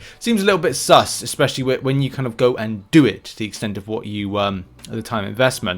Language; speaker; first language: English; native; English